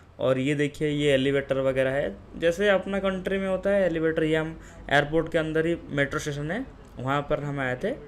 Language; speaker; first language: Hindi; non-native, local second language; Odia